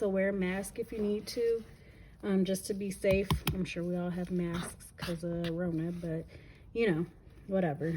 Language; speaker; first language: English; native; English